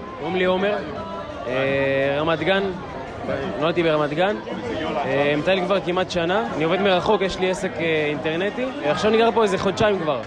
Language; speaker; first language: Hebrew; native; Hebrew